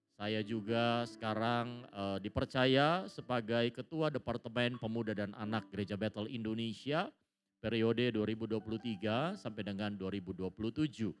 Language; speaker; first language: Indonesian; native; Indonesian